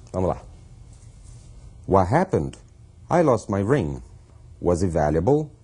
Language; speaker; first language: English; non-native, fluent; Portuguese